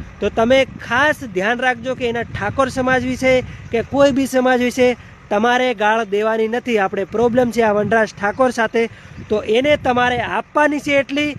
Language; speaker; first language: Gujarati; non-native, local second language; Bhili